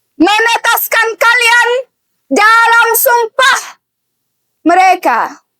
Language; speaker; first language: Indonesian; non-native, learner; Arabic